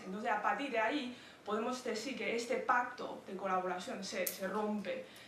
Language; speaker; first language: Spanish; non-native, fluent; Chinese